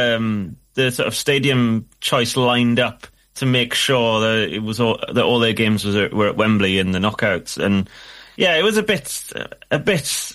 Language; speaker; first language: English; native; English